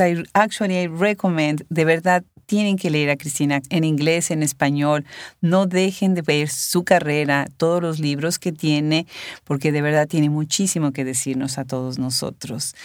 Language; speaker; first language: Spanish; native; Spanish